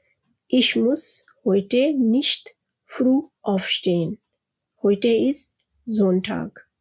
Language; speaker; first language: German; non-native, fluent; Urdu